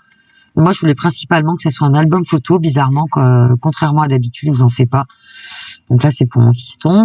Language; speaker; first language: French; native; French